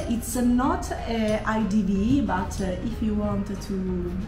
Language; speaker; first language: English; non-native, fluent; Italian